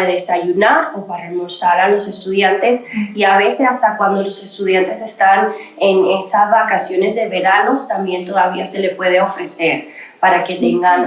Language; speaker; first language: Spanish; early bilingual, other home language; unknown